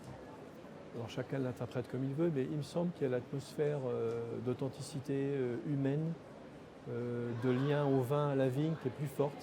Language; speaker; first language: French; native; French